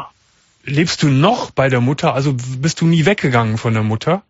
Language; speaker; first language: German; native; German